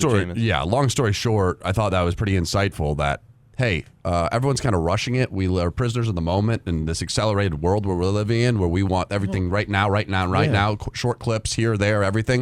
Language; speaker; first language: English; native; English